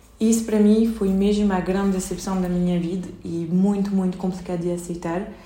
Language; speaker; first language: Portuguese; early bilingual, heritage; Portuguese